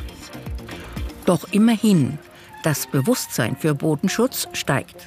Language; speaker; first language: German; native; German